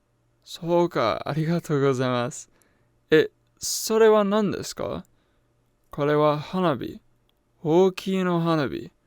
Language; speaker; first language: Japanese; non-native, learner; English